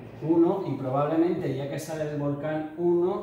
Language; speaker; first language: Spanish; native; Spanish